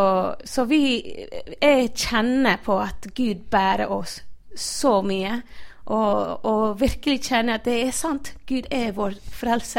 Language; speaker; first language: Norwegian; non-native, fluent; Spanish